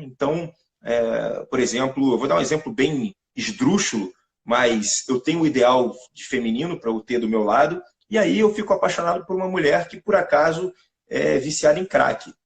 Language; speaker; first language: Portuguese; native; Portuguese